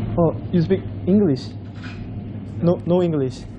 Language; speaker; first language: English; non-native, learner; Korean